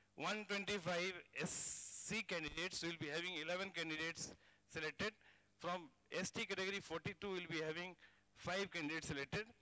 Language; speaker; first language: English; non-native, local second language; Hindi